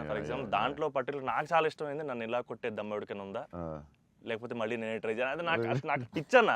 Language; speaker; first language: Telugu; native; Telugu